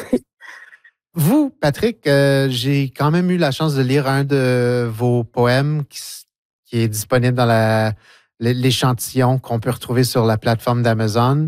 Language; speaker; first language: French; native; French